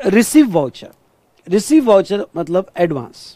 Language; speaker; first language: Hindi; non-native, local second language; Marathi